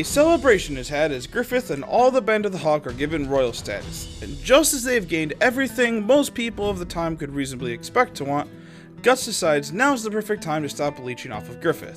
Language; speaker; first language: English; native; English